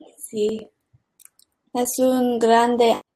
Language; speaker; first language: Spanish; early bilingual, heritage; English